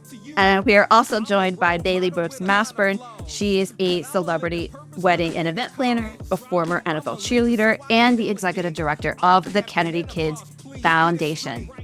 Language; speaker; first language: English; native; English